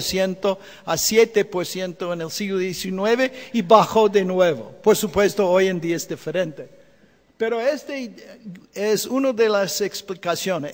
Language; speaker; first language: Spanish; non-native, fluent; English